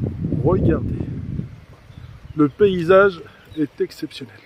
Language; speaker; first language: French; native; French